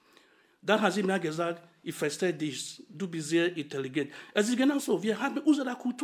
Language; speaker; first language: German; non-native, fluent; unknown